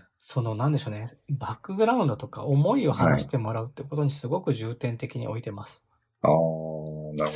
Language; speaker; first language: Japanese; native; Japanese